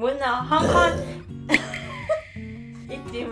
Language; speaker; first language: Korean; non-native, learner; Cantonese